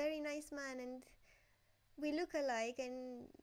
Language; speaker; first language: English; non-native, fluent; Romanian